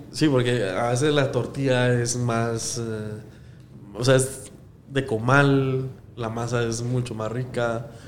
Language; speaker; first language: Spanish; native; Spanish